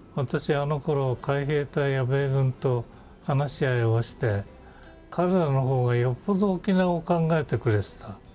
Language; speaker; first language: Japanese; native; Japanese